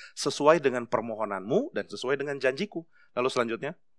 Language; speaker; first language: Indonesian; native; Indonesian